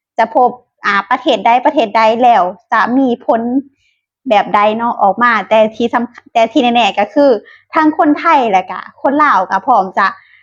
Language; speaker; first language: Thai; native; Thai